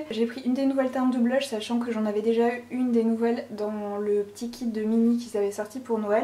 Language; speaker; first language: French; native; French